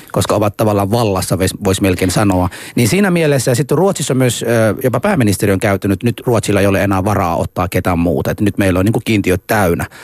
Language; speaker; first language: Finnish; early bilingual, heritage; Finnish